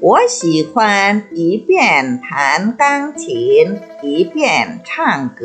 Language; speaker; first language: Chinese; non-native, fluent; Indonesian